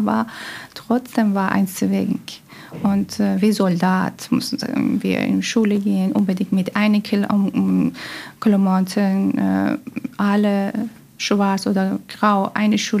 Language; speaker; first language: German; non-native, learner; Persian